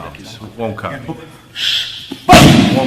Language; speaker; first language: English; native; English